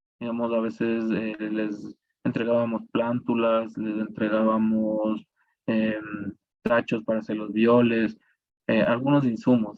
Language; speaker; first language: Spanish; native; Spanish